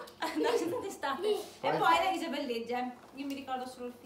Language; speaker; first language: Italian; native; Italian